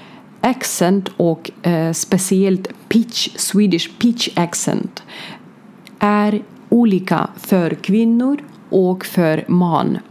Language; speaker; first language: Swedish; non-native, learner; Ukrainian